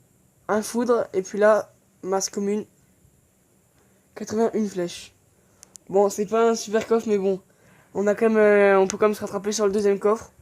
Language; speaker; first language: French; native; French